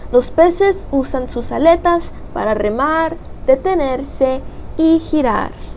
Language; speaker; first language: Spanish; early bilingual, heritage; Spanish